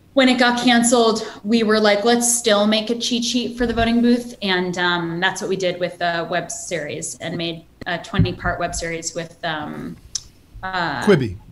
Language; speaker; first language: English; native; English